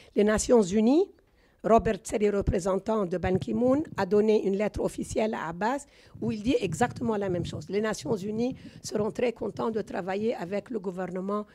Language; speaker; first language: French; non-native, fluent; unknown